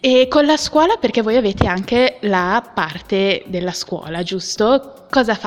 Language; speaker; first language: Italian; native; Italian